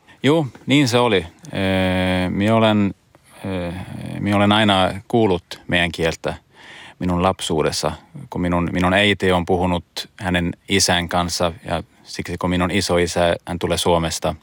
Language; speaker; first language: Finnish; early bilingual, heritage; Swedish